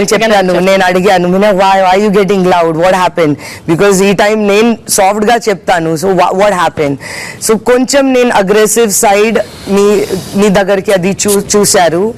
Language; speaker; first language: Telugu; non-native, fluent; Hindi